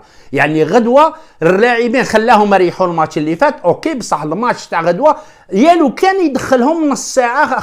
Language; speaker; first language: Arabic; native; Arabic